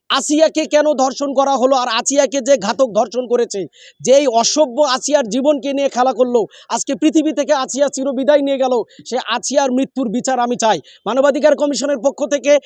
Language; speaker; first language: Bangla; native; Bangla